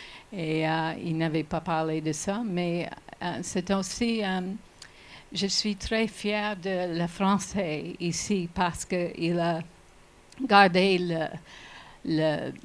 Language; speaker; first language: French; non-native, learner; English